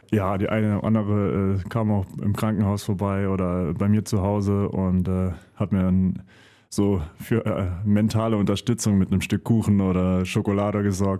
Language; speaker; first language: German; native; German